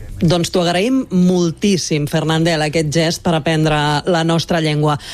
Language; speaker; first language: Catalan; native; Catalan